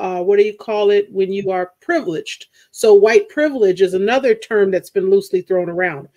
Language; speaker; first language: English; native; English